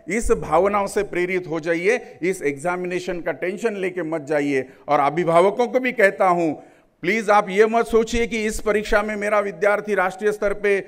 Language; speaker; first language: Hindi; non-native, local second language; Marathi